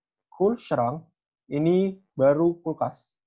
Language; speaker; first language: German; non-native, fluent; Indonesian